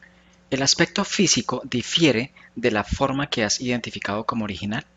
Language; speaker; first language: Spanish; native; Spanish